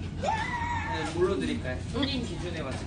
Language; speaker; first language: Korean; native; Korean